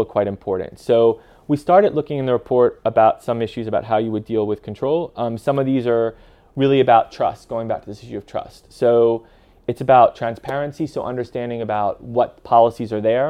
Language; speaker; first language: English; native; English